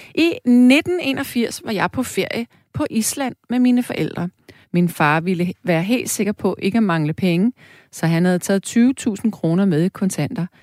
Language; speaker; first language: Danish; native; Danish